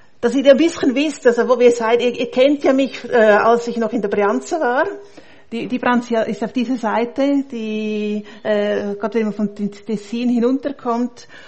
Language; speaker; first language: German; native; German